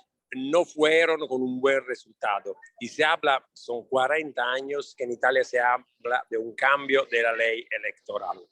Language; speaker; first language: Spanish; non-native, learner; Italian